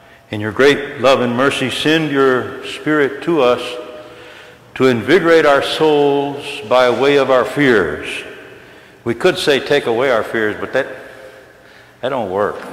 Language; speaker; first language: English; native; English